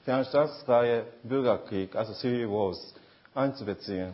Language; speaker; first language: German; non-native, fluent; Japanese